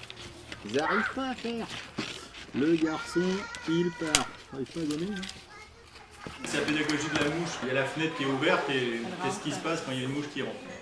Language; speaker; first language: French; native; French